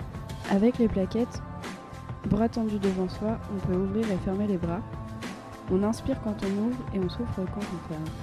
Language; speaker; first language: French; native; French